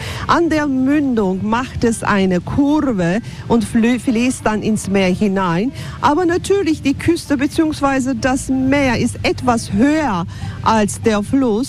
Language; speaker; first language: German; non-native, fluent; Turkish